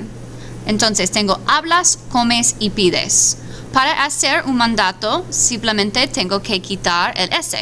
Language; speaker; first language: Spanish; non-native, fluent; English